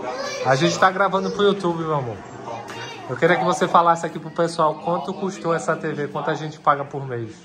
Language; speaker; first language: Portuguese; native; Portuguese